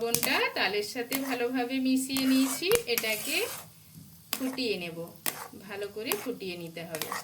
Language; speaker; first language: Bangla; native; Bangla